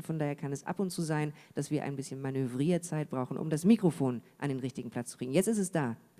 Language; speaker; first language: German; native; German